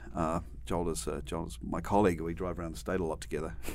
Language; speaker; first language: English; native; English